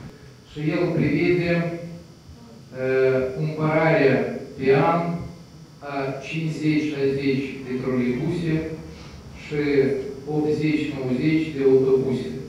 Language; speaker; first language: Romanian; non-native, local second language; Russian